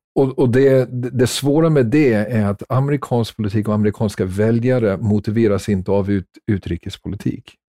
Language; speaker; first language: Swedish; non-native, fluent; English